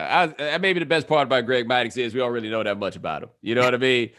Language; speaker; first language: English; native; English